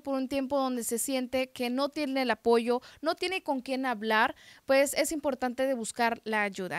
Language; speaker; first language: Spanish; native; Spanish